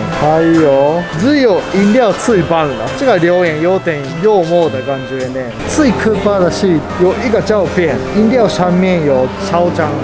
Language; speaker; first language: Chinese; non-native, fluent; Japanese